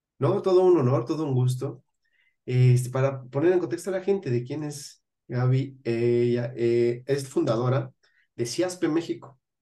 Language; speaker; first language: Spanish; native; Spanish